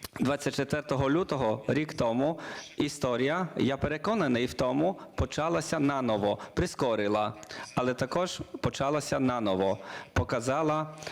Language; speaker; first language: Ukrainian; non-native, learner; Polish